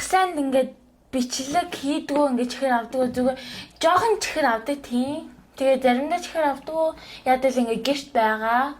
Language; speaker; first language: Mongolian; early bilingual, heritage; Mongolian